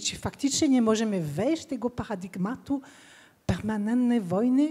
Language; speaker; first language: Polish; non-native, fluent; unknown